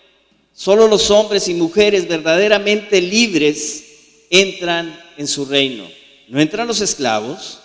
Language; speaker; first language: Spanish; native; Spanish